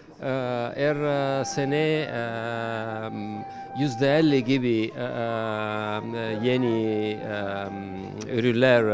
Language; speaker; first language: Turkish; non-native, learner; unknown